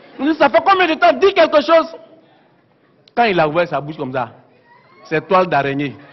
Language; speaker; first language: French; non-native, local second language; Bambara